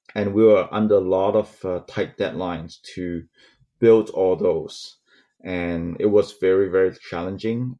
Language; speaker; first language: English; non-native, local second language; Cantonese